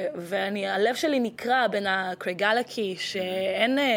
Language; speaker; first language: Hebrew; early bilingual, other home language; Russian